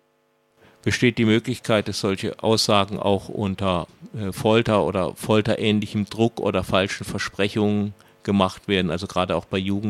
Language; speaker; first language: German; native; German